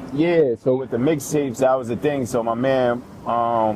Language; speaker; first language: English; native; English